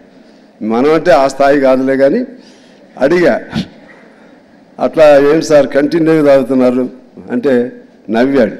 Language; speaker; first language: Telugu; native; Telugu